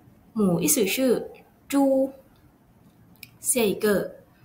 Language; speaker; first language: Chinese; non-native, learner; Thai